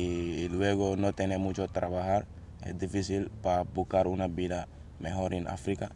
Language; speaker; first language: Spanish; non-native, learner; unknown